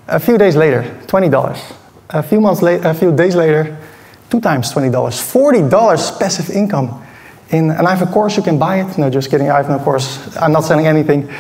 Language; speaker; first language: English; non-native, fluent; Dutch